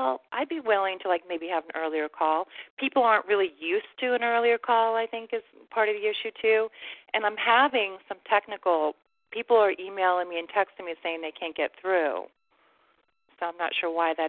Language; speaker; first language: English; native; English